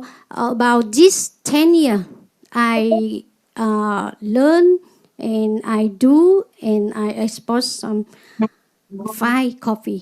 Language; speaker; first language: English; non-native, learner; Vietnamese